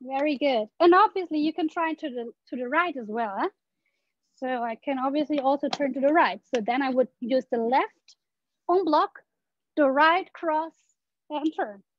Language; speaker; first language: English; non-native, fluent; German